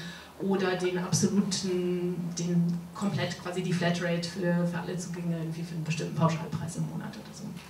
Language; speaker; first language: German; native; German